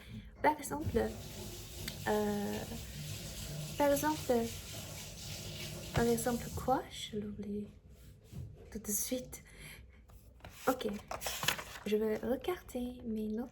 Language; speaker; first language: French; non-native, learner; Chinese